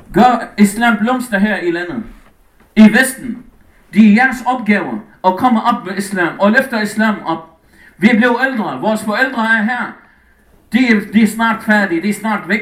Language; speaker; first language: Danish; non-native, fluent; Arabic